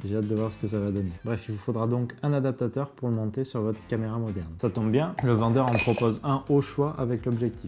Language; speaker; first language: French; native; French